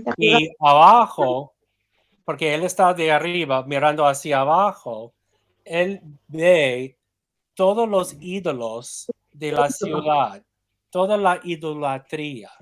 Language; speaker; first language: Spanish; non-native, fluent; English